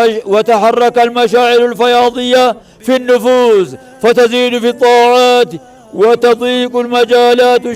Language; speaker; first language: Arabic; non-native, fluent; Oromo